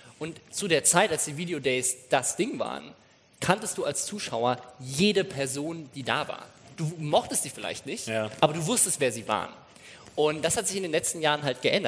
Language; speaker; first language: German; native; German